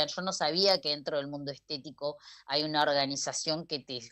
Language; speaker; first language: Spanish; native; Spanish